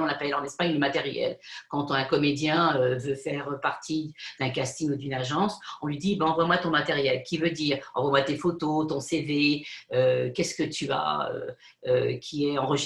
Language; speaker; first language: French; non-native, fluent; Spanish